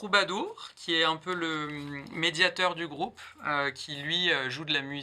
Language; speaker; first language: French; native; French